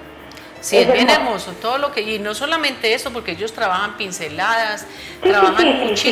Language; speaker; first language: Spanish; native; Spanish